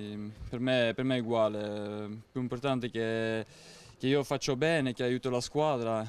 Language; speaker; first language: Italian; non-native, fluent; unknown